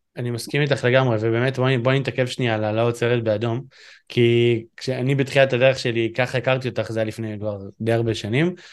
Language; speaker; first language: Hebrew; native; Hebrew